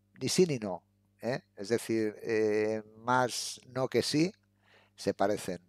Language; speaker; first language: Spanish; native; Spanish